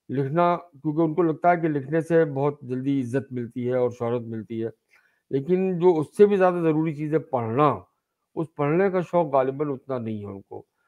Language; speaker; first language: Urdu; native; Urdu